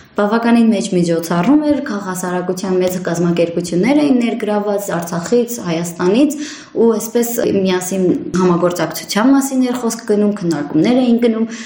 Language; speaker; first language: Armenian; early bilingual, heritage; Armenian